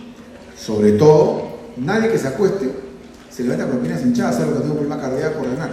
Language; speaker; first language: Spanish; native; Spanish